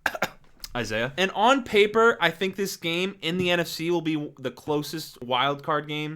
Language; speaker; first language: English; native; English